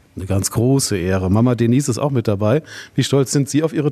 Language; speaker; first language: German; native; German